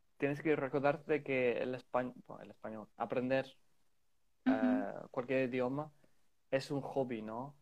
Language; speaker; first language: Spanish; non-native, fluent; English